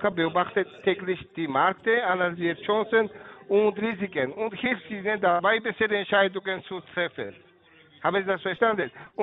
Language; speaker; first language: German; non-native, learner; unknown